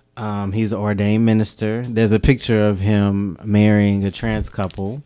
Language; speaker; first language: English; native; English